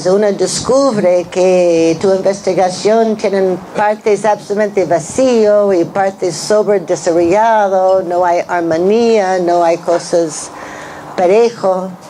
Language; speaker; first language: Spanish; non-native, fluent; English